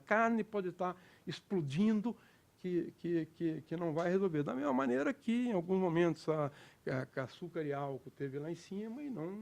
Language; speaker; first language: Portuguese; native; Portuguese